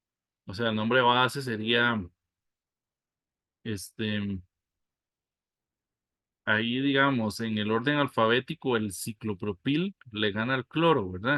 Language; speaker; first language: Spanish; native; Spanish